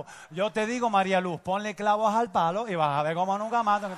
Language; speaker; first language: Spanish; native; Spanish